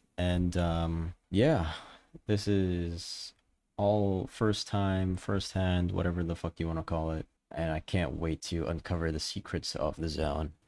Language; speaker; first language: English; non-native, local second language; Filipino